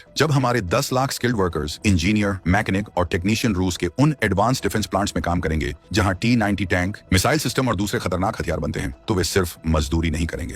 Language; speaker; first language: Hindi; native; Hindi